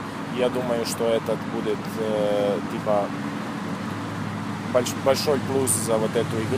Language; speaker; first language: Russian; non-native, learner; Serbian